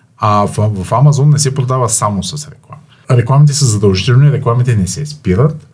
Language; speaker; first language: Bulgarian; native; Bulgarian